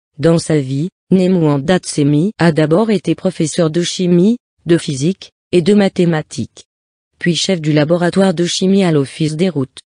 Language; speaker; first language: French; non-native, local second language; Lingala